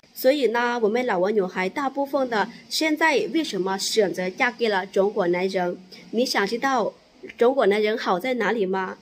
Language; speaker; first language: Chinese; non-native, fluent; Lao